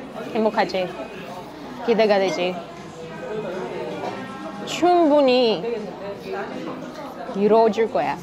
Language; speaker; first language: Korean; non-native, learner; Russian